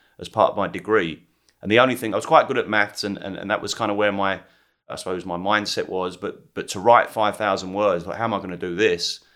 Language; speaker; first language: English; native; English